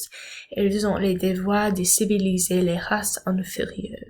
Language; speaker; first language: French; non-native, learner; English